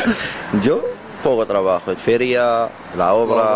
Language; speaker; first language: Spanish; non-native, learner; Arabic